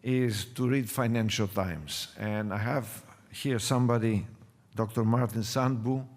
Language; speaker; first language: English; non-native, fluent; Greek